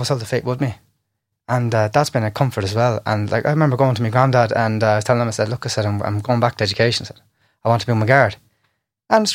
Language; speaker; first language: English; native; English